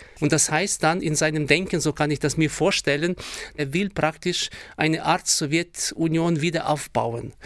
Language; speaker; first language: German; non-native, fluent; Ukrainian